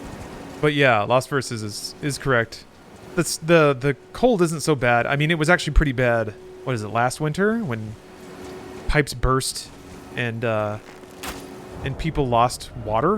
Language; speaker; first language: English; native; English